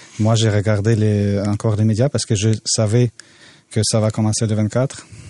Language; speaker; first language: French; non-native, fluent; Russian